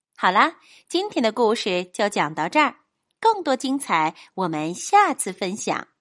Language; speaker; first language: Chinese; native; Chinese